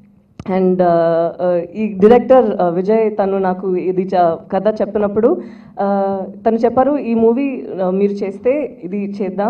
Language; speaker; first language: Telugu; non-native, local second language; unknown